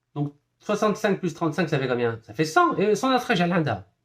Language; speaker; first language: French; non-native, local second language; Arabic